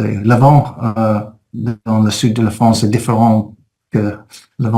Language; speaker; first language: French; non-native, fluent; English